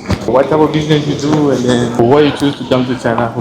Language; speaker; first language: English; non-native, fluent; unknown